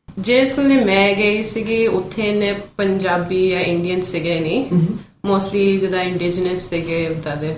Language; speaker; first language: Punjabi; early bilingual, heritage; Punjabi